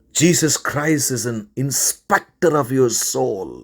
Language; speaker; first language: English; non-native, local second language; Tamil